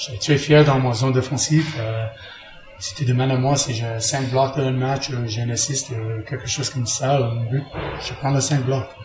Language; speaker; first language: French; non-native, learner; English